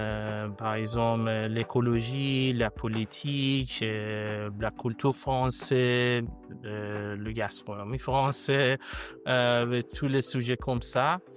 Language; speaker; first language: French; non-native, learner; Persian